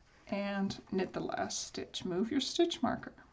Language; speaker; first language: English; native; English